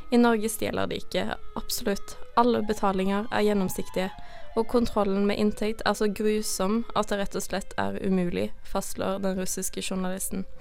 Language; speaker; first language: Norwegian; native; Norwegian